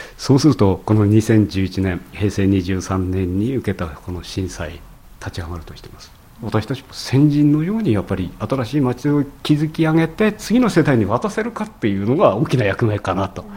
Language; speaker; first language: Japanese; native; Japanese